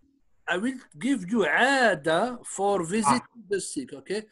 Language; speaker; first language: English; non-native, fluent; Arabic